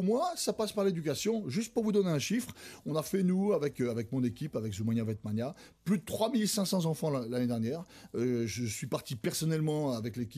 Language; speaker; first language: French; native; French